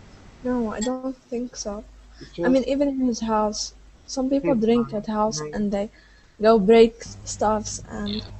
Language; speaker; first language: English; non-native, fluent; Arabic